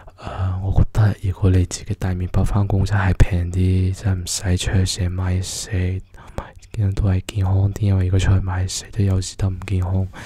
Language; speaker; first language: Cantonese; early bilingual, heritage; Cantonese